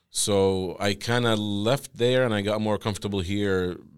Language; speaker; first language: English; non-native, fluent; Arabic